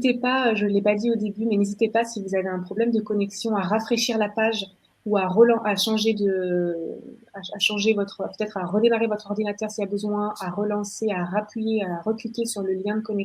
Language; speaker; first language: French; native; French